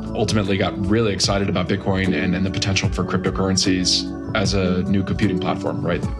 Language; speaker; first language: English; native; English